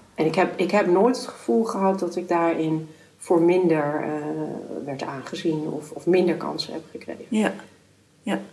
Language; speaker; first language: Dutch; native; Dutch